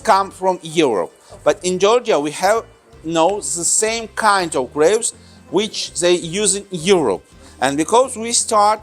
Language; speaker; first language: English; non-native, learner; Georgian